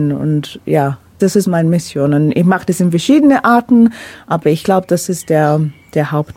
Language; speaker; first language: German; non-native, fluent; English